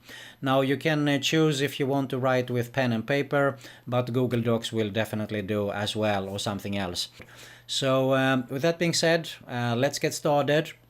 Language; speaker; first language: English; non-native, fluent; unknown